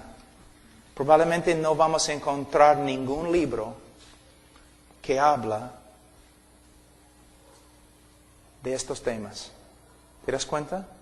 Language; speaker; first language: Spanish; non-native, fluent; English